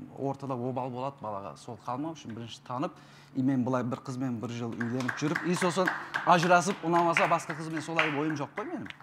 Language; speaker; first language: Kazakh; non-native, fluent; Turkish